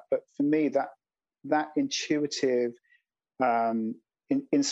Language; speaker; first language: English; native; English